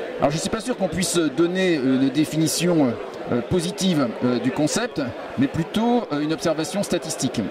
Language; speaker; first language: French; native; French